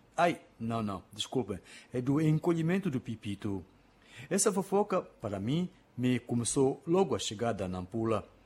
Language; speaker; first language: Portuguese; non-native, local second language; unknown